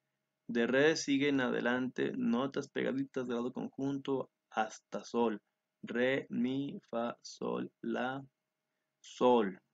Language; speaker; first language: Spanish; native; Spanish